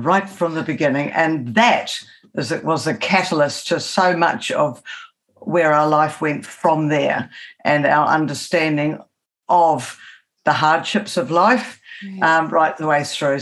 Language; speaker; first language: English; native; English